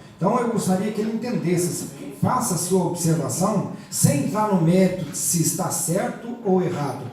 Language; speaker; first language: Portuguese; native; Portuguese